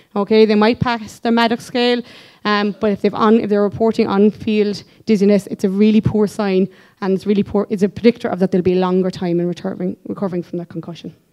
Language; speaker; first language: English; native; English